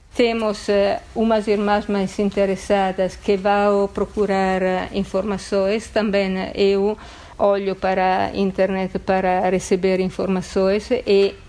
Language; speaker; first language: Portuguese; non-native, fluent; Italian